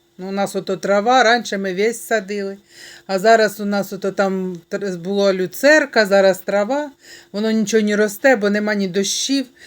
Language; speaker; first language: Ukrainian; native; Ukrainian